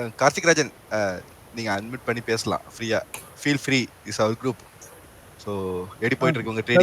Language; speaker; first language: Tamil; native; Tamil